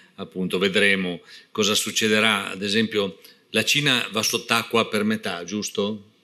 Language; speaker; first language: Italian; native; Italian